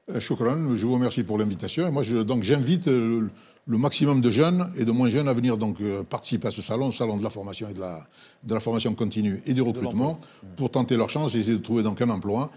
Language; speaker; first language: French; non-native, local second language; Arabic